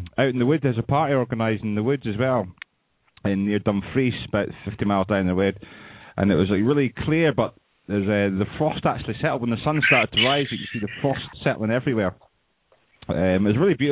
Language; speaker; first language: English; native; English